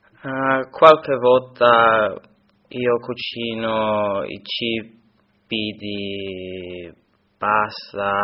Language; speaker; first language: Italian; non-native, learner; English